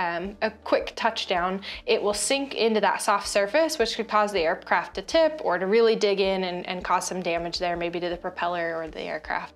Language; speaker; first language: English; native; English